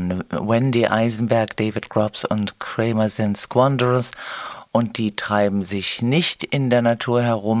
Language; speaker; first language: German; native; German